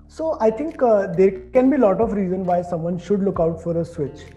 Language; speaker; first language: English; non-native, local second language; Hindi